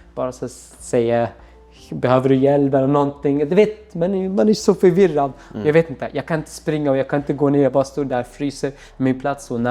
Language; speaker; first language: Swedish; non-native, fluent; Arabic